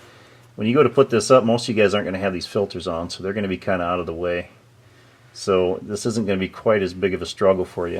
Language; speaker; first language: English; native; English